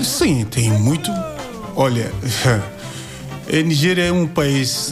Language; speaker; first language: Portuguese; non-native, learner; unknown